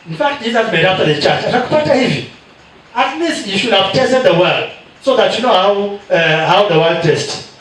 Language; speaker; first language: English; non-native, local second language; Swahili